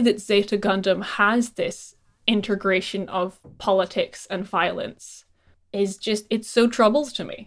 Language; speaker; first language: English; native; English